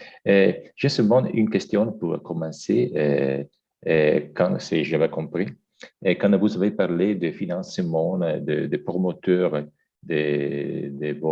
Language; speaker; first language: French; non-native, fluent; Italian